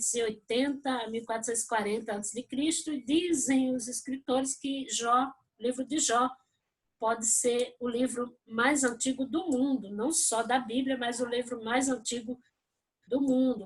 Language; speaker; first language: Portuguese; native; Portuguese